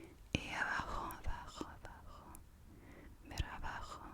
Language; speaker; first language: Spanish; non-native, learner; English